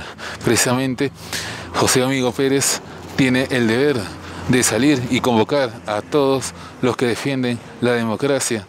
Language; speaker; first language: Spanish; native; Spanish